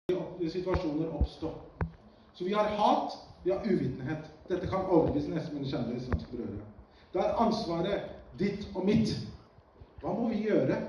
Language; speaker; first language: Norwegian; early bilingual, other home language; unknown